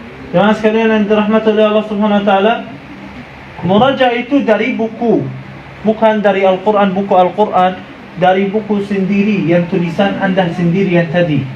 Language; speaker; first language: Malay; non-native, fluent; Arabic